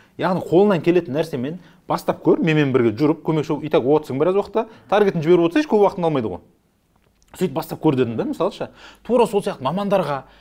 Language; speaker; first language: Kazakh; native; Kazakh